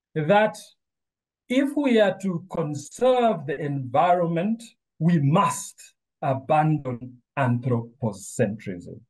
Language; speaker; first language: English; non-native, local second language; Luo (Kenya and Tanzania)